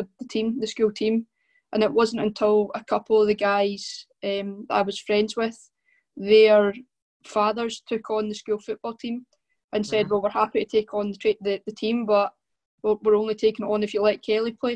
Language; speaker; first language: English; native; English